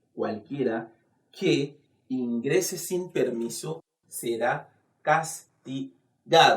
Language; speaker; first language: Spanish; non-native, fluent; Haitian Creole